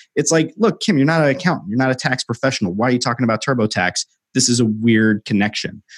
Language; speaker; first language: English; native; English